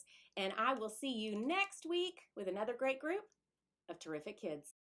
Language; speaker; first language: English; native; English